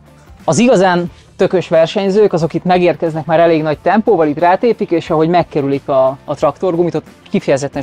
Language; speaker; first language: Hungarian; native; Hungarian